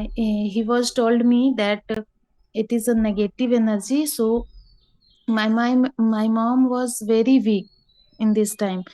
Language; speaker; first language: English; non-native, learner; Hindi